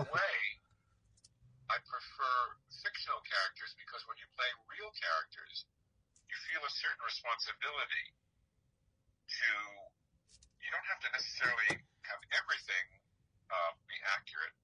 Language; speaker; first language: English; native; English